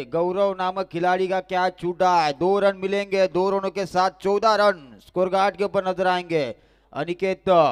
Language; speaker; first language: Hindi; non-native, local second language; Marathi